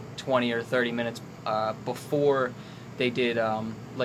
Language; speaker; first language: English; native; English